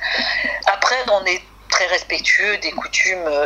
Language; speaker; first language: French; native; French